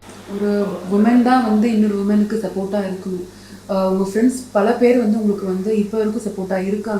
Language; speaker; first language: Tamil; native; Tamil